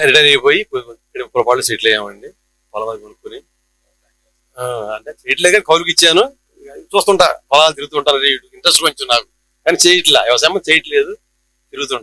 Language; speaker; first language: Telugu; native; Telugu